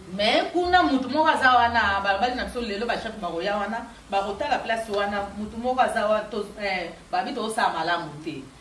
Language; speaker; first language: Lingala; non-native, local second language; Kituba (Democratic Republic of Congo)